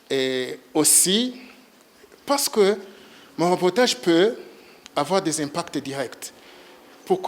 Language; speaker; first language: French; non-native, local second language; Rundi